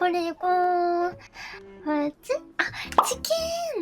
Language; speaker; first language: Korean; non-native, learner; Japanese